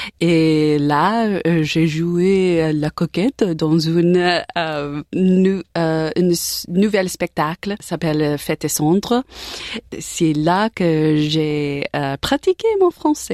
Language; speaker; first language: French; non-native, learner; English